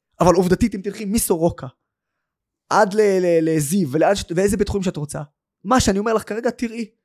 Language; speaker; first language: Hebrew; non-native, local second language; Arabic